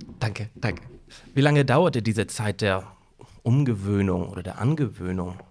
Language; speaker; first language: German; native; German